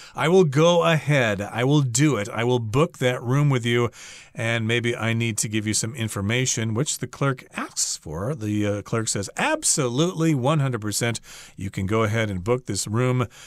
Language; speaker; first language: English; native; English